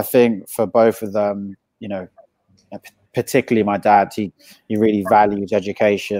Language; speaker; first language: English; native; English